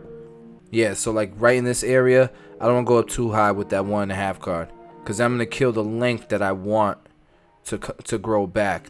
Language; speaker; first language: English; native; English